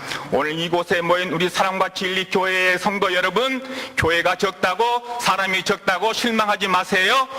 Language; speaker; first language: Korean; native; Korean